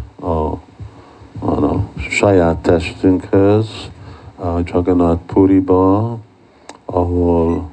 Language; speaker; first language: Hungarian; early bilingual, heritage; Hungarian